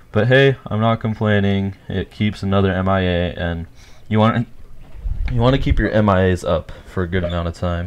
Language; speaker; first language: English; native; English